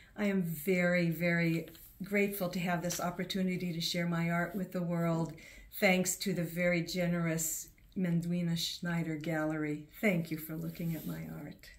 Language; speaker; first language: English; native; English